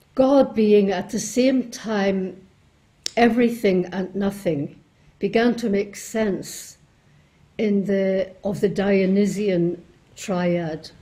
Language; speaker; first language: English; native; English